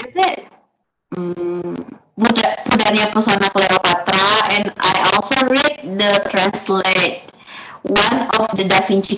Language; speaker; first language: English; non-native, learner; Indonesian